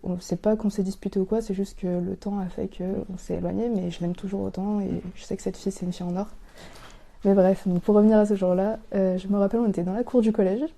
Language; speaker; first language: French; native; French